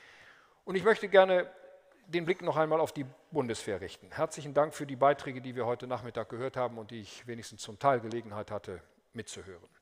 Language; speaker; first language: German; native; German